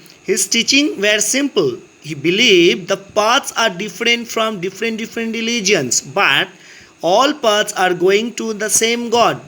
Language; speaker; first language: English; non-native, local second language; Bangla